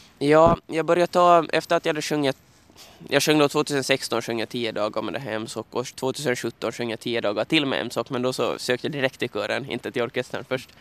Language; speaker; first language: Swedish; native; Swedish